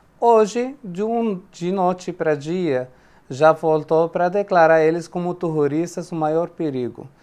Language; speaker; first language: Portuguese; non-native, fluent; Arabic